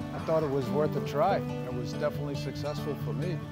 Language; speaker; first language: English; native; English